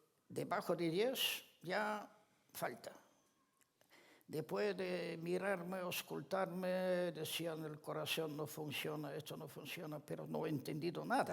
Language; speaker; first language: Spanish; non-native, fluent; Ladino